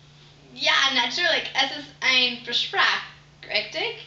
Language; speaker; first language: German; non-native, learner; English